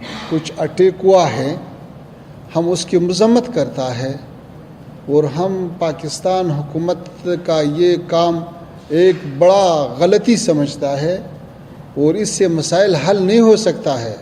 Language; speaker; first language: Hindi; non-native, fluent; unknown